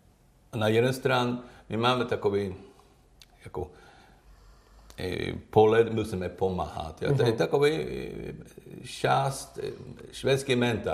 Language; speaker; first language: Czech; non-native, learner; Swedish